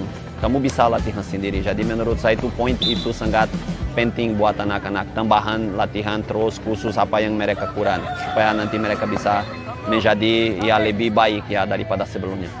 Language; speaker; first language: Indonesian; non-native, fluent; Portuguese